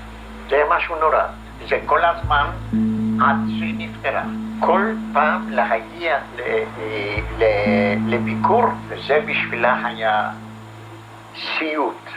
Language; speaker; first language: Hebrew; non-native, fluent; Polish